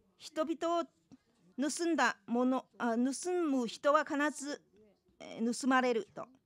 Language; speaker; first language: Japanese; non-native, fluent; Chinese